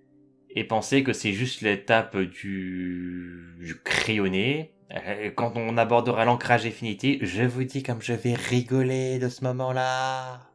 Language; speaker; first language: French; native; French